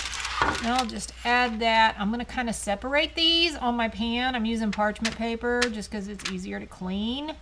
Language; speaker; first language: English; native; English